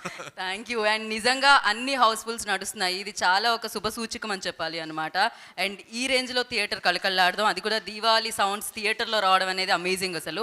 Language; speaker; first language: Telugu; native; Telugu